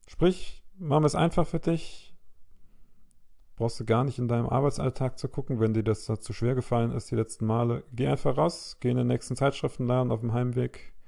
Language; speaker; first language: German; native; German